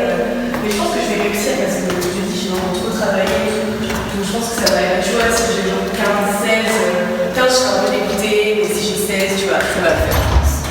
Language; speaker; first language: French; native; French